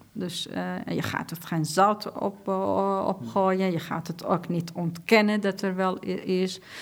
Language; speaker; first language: Dutch; non-native, fluent; Persian